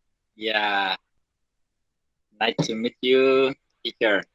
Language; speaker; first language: English; non-native, learner; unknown